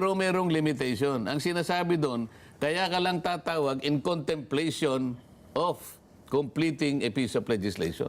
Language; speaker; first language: Filipino; native; Filipino